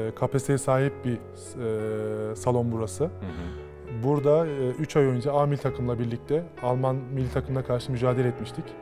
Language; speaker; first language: Turkish; native; Turkish